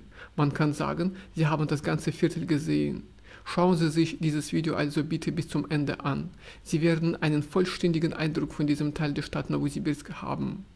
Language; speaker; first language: German; non-native, fluent; Russian